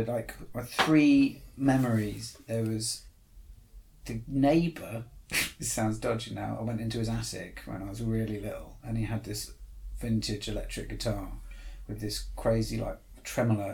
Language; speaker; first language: English; native; English